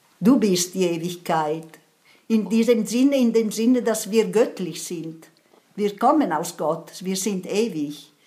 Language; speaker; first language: German; non-native, fluent; Italian